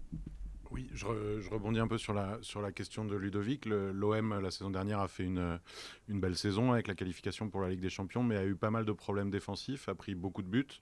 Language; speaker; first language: French; native; French